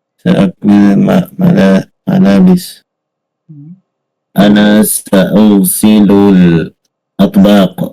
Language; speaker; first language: Arabic; non-native, learner; Indonesian